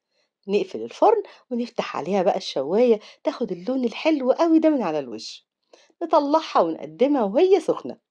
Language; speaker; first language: Arabic; native; Arabic